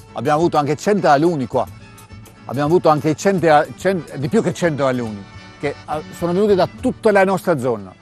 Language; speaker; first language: Italian; non-native, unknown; Albanian